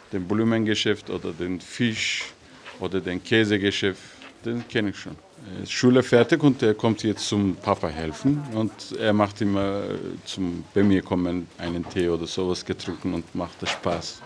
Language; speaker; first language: German; non-native, learner; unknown